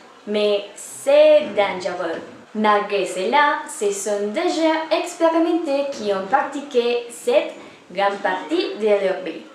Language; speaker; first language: French; non-native, learner; Spanish